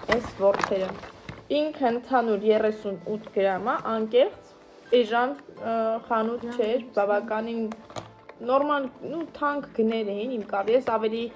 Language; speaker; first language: Armenian; native; Armenian